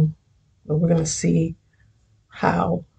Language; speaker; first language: English; native; English